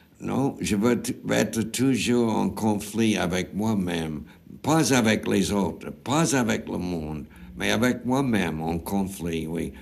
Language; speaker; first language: French; non-native, fluent; English